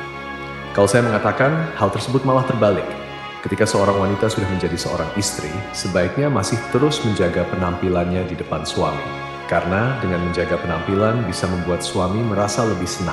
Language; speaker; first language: Indonesian; native; Indonesian